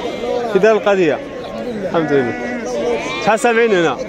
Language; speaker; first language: Arabic; native; Arabic